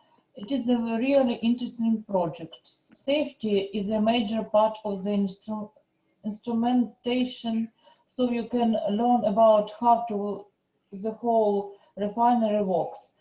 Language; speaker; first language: English; non-native, learner; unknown